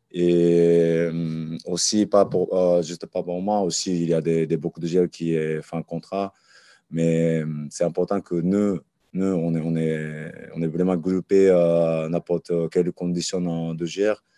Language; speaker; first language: French; non-native, learner; Japanese